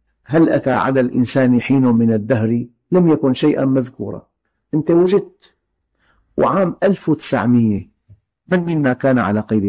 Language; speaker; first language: Arabic; native; Arabic